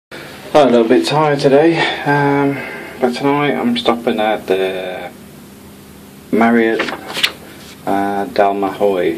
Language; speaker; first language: English; native; English